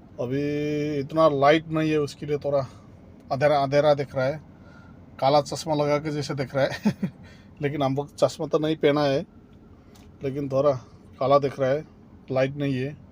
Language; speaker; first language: Hindi; non-native, learner; Nepali